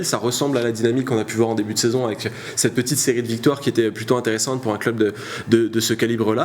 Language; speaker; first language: French; native; French